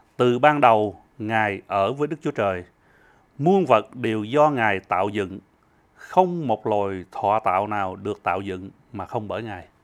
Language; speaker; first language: Vietnamese; early bilingual, heritage; Vietnamese